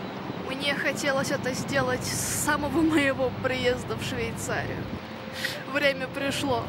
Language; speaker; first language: Russian; native; Russian